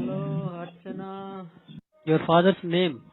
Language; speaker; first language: English; non-native, local second language; Telugu